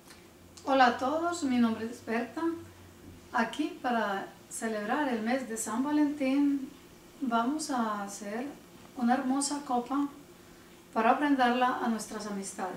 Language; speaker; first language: Spanish; native; Spanish